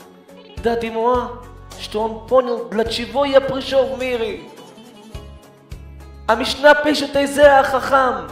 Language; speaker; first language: Russian; early bilingual, heritage; Hebrew